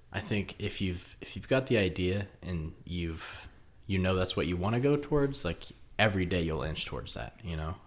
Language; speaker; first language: English; native; English